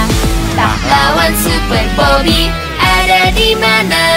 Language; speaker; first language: Indonesian; non-native, fluent; Arabic